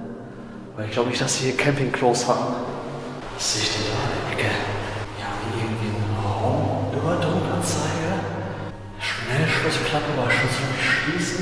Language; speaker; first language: German; native; German